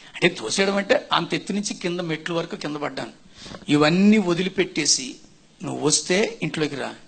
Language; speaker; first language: Telugu; non-native, local second language; Tamil